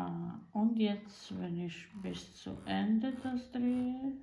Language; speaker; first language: German; non-native, fluent; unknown